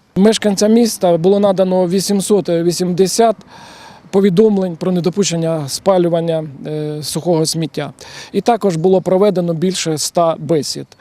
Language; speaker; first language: Ukrainian; native; Ukrainian